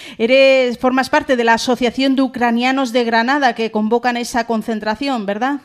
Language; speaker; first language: Spanish; native; Spanish